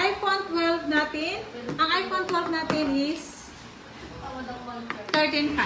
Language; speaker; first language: Filipino; native; Filipino